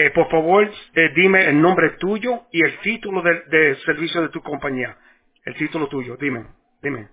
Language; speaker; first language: Spanish; early bilingual, heritage; Spanish